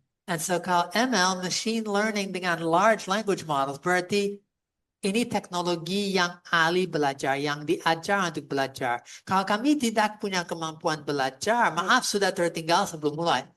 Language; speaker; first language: Indonesian; non-native, fluent; English